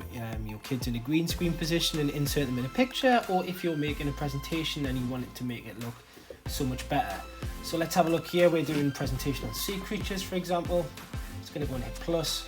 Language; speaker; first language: English; native; English